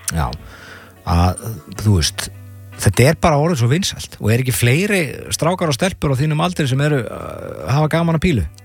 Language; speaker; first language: Icelandic; native; Icelandic